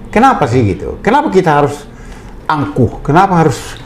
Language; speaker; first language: Indonesian; native; Indonesian